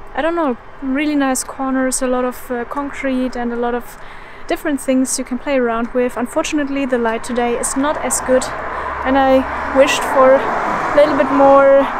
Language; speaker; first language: English; non-native, fluent; German